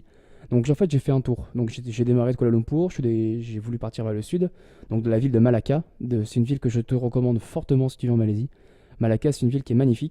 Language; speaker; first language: French; native; French